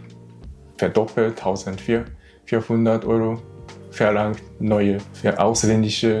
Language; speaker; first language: German; non-native, learner; Japanese